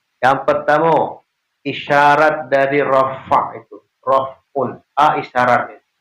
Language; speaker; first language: Malay; non-native, local second language; Minangkabau